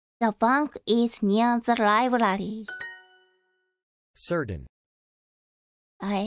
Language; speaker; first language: English; non-native, learner; Japanese